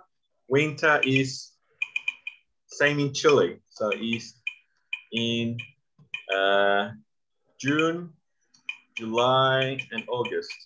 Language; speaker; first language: English; non-native, fluent; Spanish